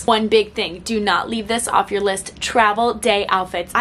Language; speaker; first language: English; native; English